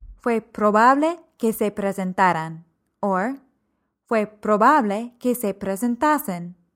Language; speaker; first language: Spanish; non-native, fluent; English